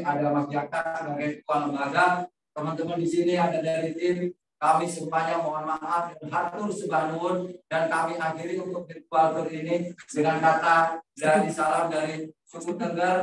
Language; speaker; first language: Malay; non-native, local second language; Javanese